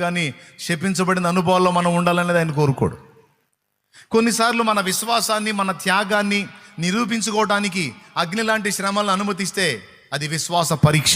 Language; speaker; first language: Telugu; native; Telugu